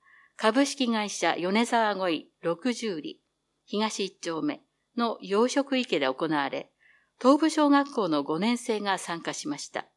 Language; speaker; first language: Japanese; native; Japanese